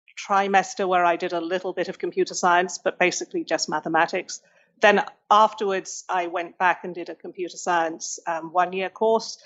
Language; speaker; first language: English; native; English